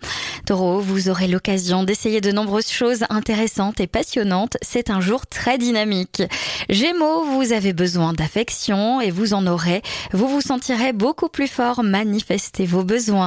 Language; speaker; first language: French; native; French